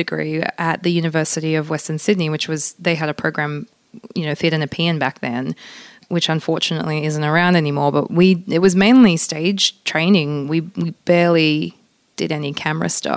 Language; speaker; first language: English; non-native, local second language; Polish